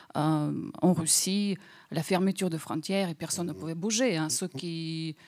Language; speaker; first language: French; non-native, fluent; Russian